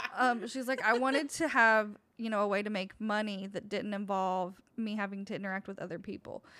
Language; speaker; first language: English; native; English